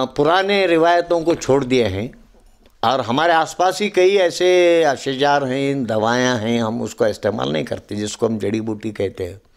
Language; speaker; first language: Urdu; native; Urdu